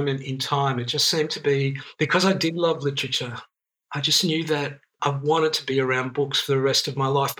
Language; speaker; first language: English; non-native, local second language; Greek